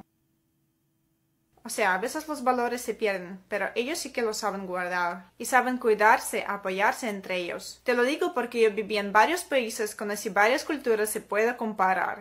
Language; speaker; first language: Spanish; non-native, fluent; Ukrainian